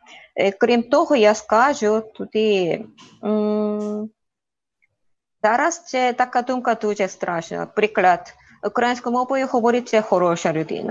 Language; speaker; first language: Ukrainian; non-native, learner; Korean